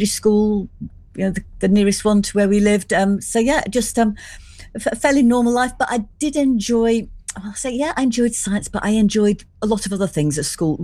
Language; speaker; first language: English; native; English